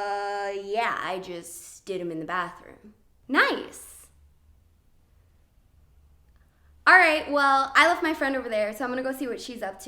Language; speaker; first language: English; native; English